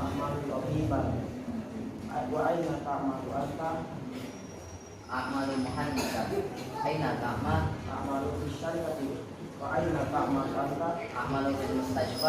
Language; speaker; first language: Arabic; non-native, learner; Indonesian